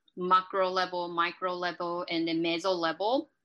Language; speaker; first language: English; non-native, fluent; Japanese